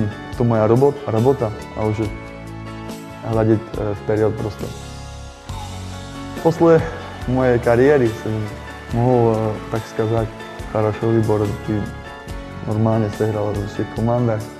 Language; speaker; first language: Russian; non-native, learner; Slovak